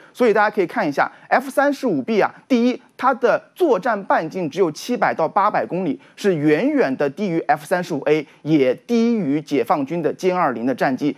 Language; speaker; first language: Chinese; native; Chinese